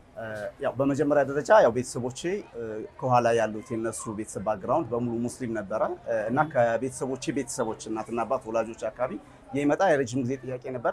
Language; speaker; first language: Amharic; native; Amharic